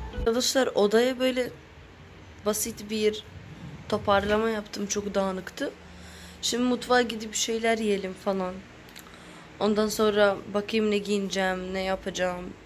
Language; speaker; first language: Turkish; early bilingual, other home language; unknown